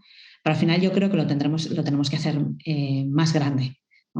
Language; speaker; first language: Spanish; native; Spanish